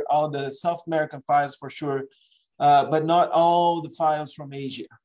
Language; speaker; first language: English; non-native, fluent; Portuguese